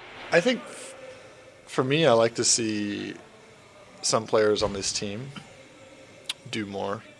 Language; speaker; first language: English; native; English